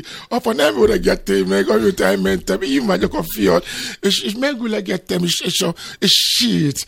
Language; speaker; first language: Hungarian; non-native, learner; Albanian